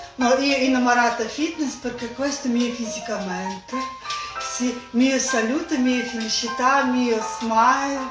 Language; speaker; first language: Italian; non-native, learner; Russian